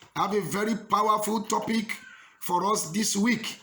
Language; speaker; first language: English; non-native, local second language; Yoruba